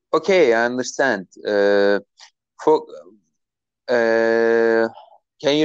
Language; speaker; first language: English; non-native, learner; Turkish